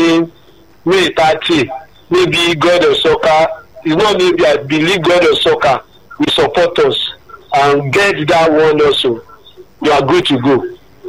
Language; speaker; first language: English; non-native, local second language; Yoruba